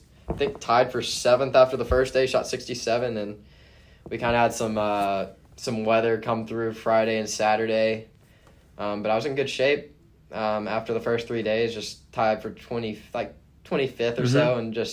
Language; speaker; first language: English; native; English